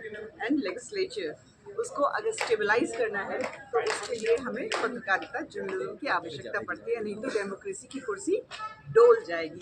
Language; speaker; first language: Hindi; native; Hindi